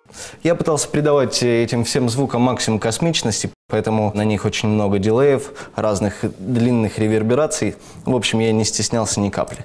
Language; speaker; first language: Russian; native; Russian